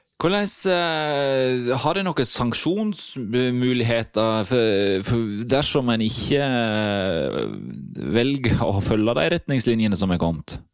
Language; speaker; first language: Norwegian; native; Norwegian